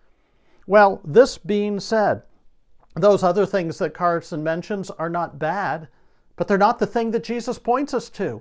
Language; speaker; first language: English; native; English